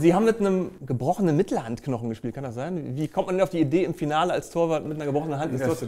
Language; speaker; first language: German; native; German